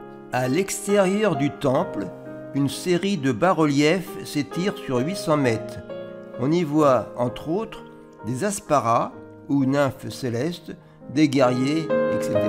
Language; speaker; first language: French; native; French